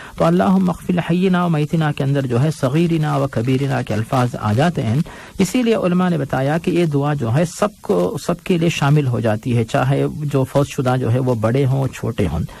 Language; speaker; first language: Urdu; native; Urdu